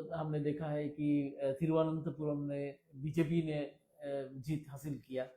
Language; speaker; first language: Hindi; non-native, local second language; Bangla